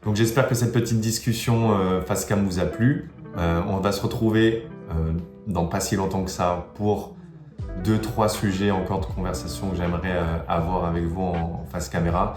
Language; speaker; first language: French; native; French